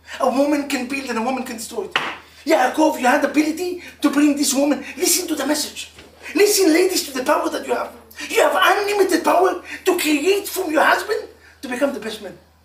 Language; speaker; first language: English; non-native, fluent; Hebrew